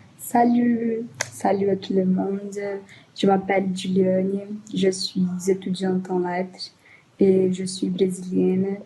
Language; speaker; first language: French; non-native, learner; Portuguese